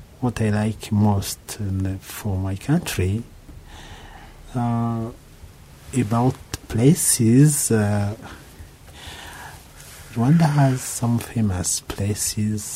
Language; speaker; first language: English; non-native, local second language; Kinyarwanda